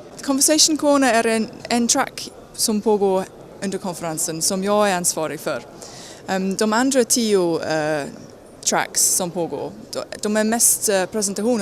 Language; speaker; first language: Swedish; non-native, fluent; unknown